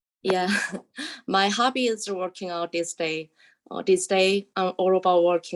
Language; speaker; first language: English; non-native, learner; Korean